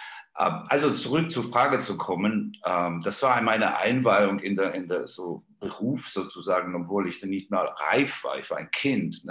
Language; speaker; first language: German; non-native, fluent; Georgian